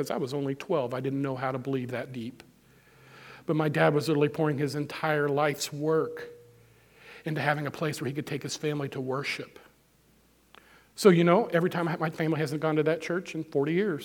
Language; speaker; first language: English; native; English